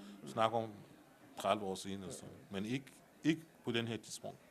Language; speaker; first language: Danish; non-native, fluent; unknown